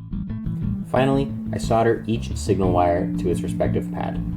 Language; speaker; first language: English; native; English